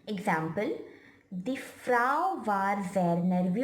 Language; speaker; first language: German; non-native, fluent; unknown